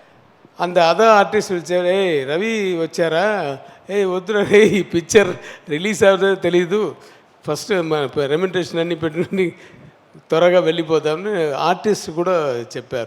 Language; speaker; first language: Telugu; non-native, learner; Tamil